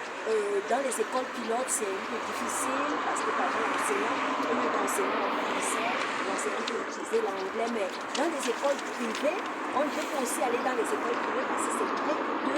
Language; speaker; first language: French; non-native, fluent; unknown